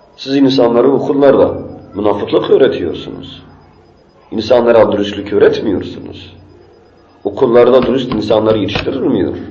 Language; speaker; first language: Turkish; native; Turkish